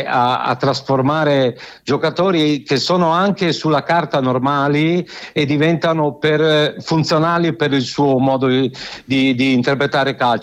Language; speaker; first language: Italian; native; Italian